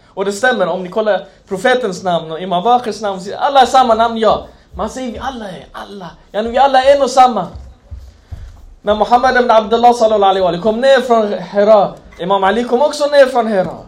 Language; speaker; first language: Swedish; non-native, fluent; Arabic